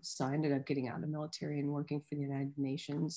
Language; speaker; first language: English; native; English